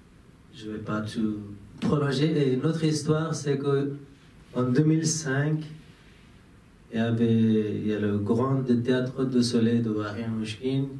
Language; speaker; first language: French; non-native, fluent; Persian